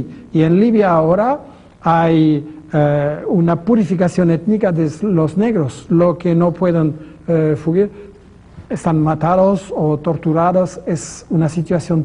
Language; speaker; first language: Spanish; non-native, fluent; French